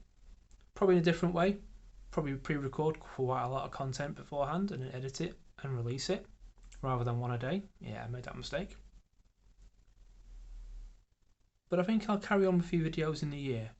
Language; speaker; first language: English; native; English